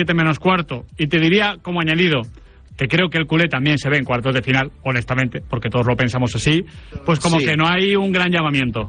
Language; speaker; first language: Spanish; native; Spanish